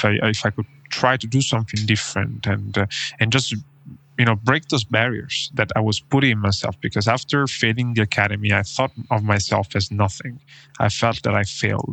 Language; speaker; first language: English; non-native, fluent; Italian